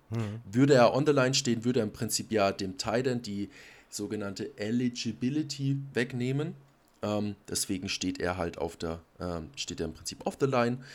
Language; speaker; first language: German; native; German